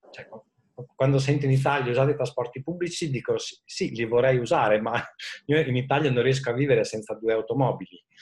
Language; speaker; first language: Italian; native; Italian